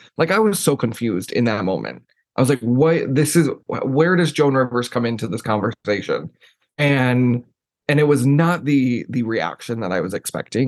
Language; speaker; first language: English; native; English